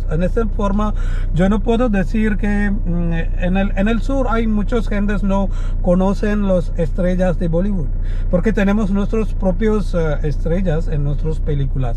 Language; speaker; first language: Spanish; non-native, learner; Malayalam